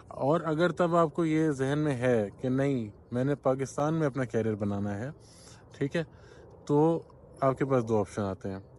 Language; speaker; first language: Urdu; native; Urdu